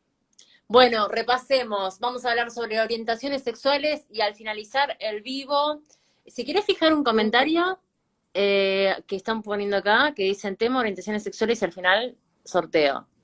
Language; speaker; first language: Spanish; native; Spanish